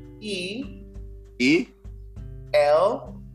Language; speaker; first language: English; non-native, fluent; Spanish